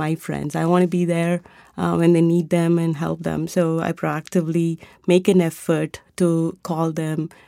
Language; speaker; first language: English; non-native, local second language; Tamil